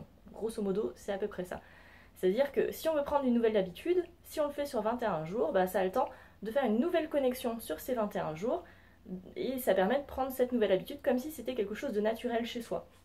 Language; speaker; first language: French; native; French